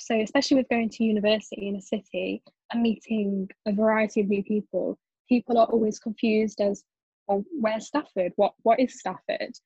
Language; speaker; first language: English; native; English